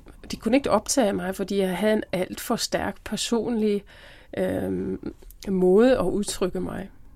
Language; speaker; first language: Danish; non-native, fluent; German